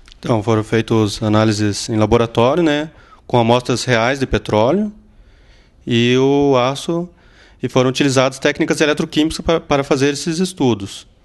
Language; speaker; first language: Portuguese; native; Portuguese